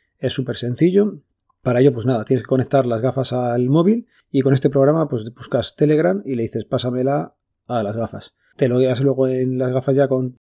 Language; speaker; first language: Spanish; native; Spanish